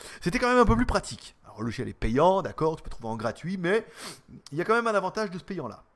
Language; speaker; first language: French; native; French